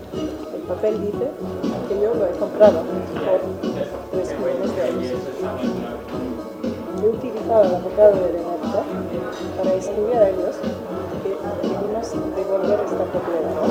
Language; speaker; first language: Spanish; non-native, fluent; German